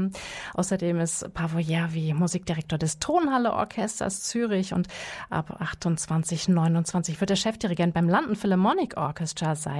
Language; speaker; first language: German; native; German